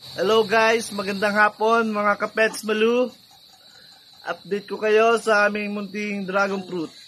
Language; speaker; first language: Filipino; non-native, local second language; Hiligaynon